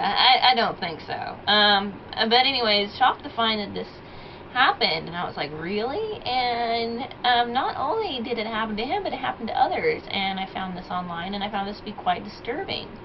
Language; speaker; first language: English; native; English